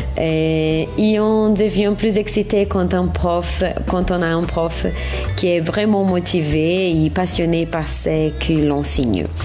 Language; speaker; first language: French; non-native, fluent; Portuguese